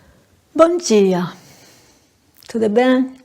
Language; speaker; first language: Portuguese; non-native, learner; French